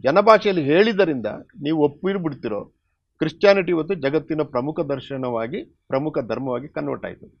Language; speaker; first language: Kannada; non-native, local second language; Tulu